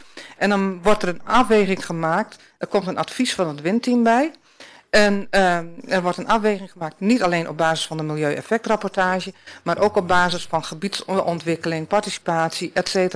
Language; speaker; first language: Dutch; native; Dutch